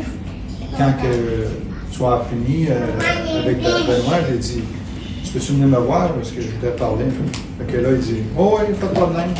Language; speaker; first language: French; native; French